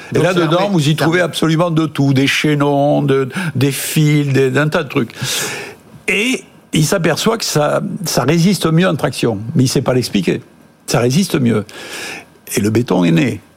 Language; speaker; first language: French; native; French